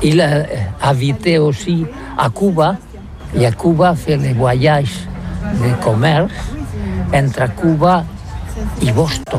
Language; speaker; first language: French; non-native, learner; Catalan